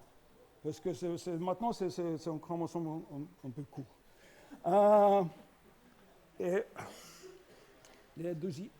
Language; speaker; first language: French; non-native, learner; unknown